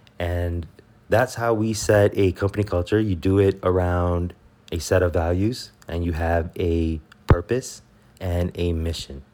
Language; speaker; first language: English; early bilingual, other home language; Spanish